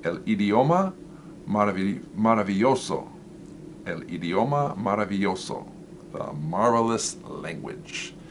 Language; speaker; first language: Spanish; non-native, learner; English